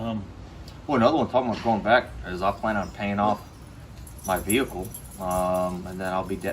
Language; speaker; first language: English; native; English